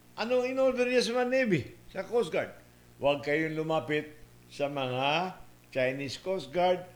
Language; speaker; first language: Filipino; non-native, local second language; Cebuano